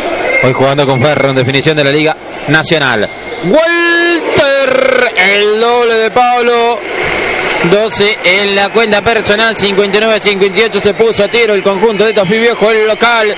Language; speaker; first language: Spanish; native; Spanish